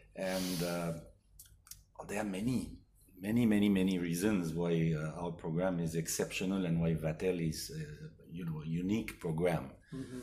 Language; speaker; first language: English; non-native, fluent; French